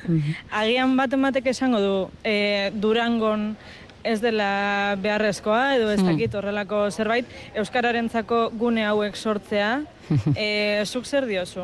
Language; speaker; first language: Basque; native; Basque